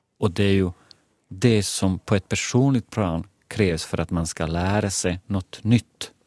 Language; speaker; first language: Swedish; non-native, fluent; Bosnian